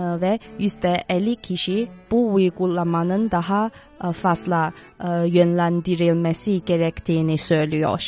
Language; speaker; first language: Turkish; non-native, fluent; Chinese